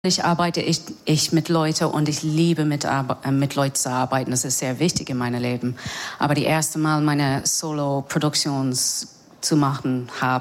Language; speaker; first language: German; non-native, learner; English